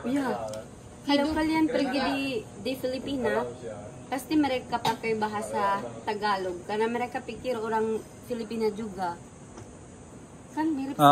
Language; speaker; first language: Indonesian; non-native, learner; Cebuano